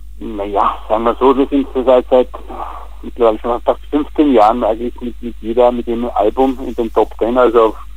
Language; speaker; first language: German; native; German